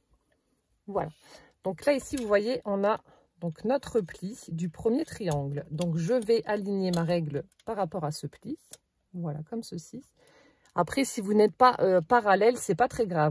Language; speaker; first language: French; native; French